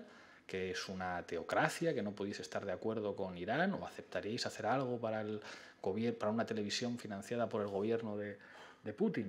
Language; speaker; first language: Spanish; native; Spanish